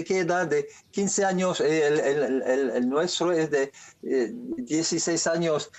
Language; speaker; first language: Spanish; non-native, learner; French